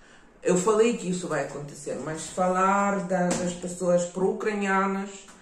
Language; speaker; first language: Portuguese; non-native, fluent; Ukrainian